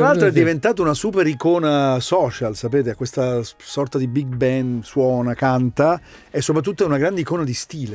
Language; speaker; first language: Italian; native; Italian